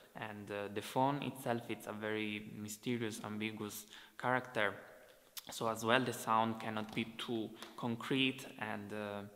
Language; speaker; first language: English; non-native, fluent; Italian